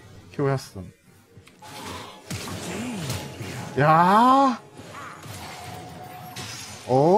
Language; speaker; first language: Chinese; native; Chinese